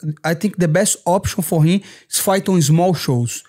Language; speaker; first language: English; non-native, fluent; Portuguese